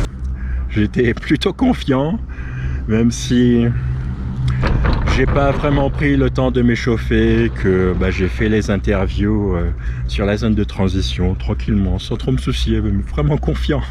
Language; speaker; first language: French; native; French